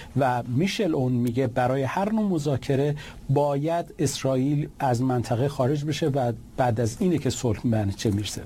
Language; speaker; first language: Persian; native; Persian